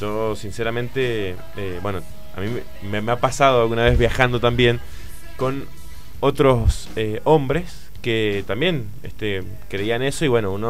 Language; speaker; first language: Spanish; native; Spanish